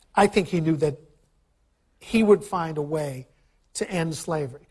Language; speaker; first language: English; early bilingual, other home language; Ukrainian